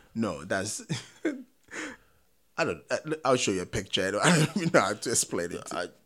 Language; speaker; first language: English; non-native, local second language; Akan